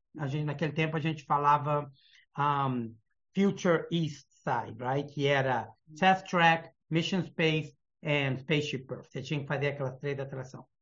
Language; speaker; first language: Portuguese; early bilingual, heritage; Portuguese